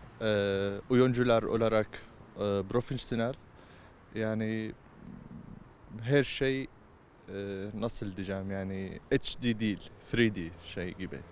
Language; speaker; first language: Turkish; non-native, learner; Arabic